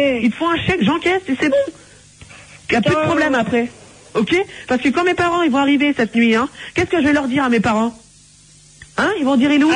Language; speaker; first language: French; native; French